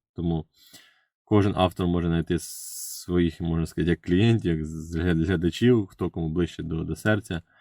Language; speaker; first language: Ukrainian; native; Ukrainian